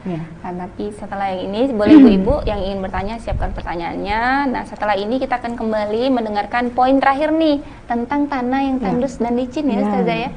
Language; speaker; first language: Indonesian; native; Indonesian